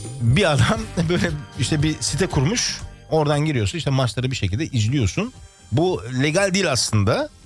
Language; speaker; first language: Turkish; early bilingual, heritage; Turkish